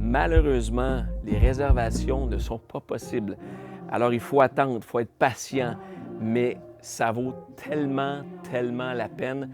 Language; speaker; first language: French; native; French